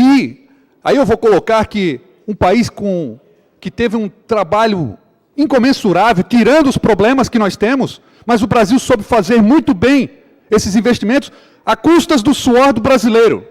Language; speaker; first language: Portuguese; native; Portuguese